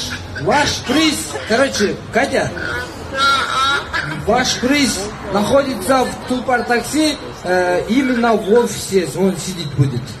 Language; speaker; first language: Russian; non-native, local second language; Kyrgyz